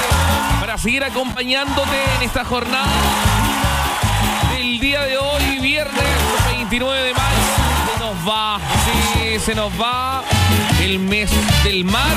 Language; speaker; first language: Spanish; native; Spanish